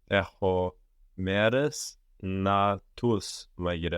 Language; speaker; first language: Greek; non-native, learner; English